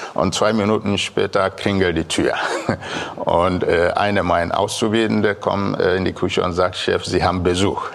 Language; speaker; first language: German; non-native, fluent; Igbo